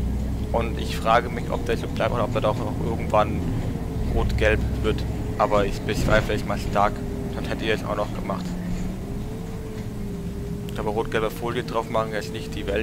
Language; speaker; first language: German; native; German